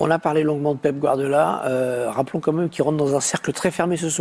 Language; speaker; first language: French; native; French